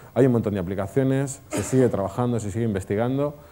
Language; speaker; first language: Spanish; native; Spanish